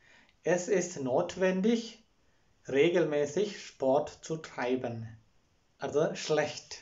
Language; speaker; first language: German; non-native, fluent; Malayalam